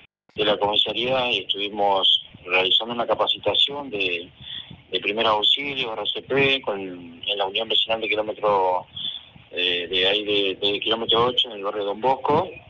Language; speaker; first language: Spanish; native; Spanish